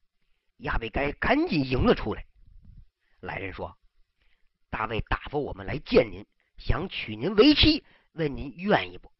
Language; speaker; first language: Chinese; native; Chinese